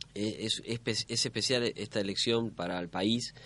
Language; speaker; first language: Spanish; native; Spanish